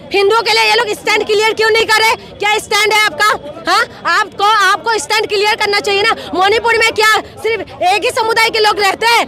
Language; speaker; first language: Hindi; non-native, local second language; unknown